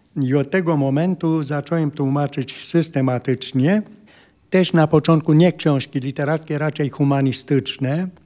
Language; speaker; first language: Polish; non-native, fluent; Romanian